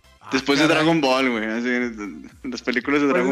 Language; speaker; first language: Spanish; native; Spanish